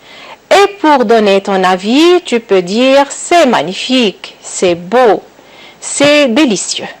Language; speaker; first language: French; non-native, local second language; Arabic